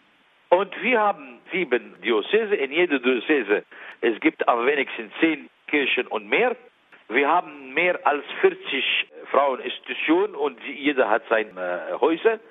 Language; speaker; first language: German; non-native, learner; Arabic